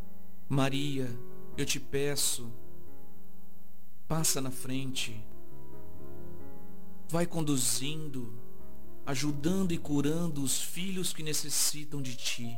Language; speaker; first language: Portuguese; native; Portuguese